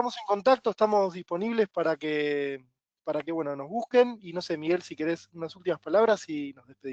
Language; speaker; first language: Spanish; native; Spanish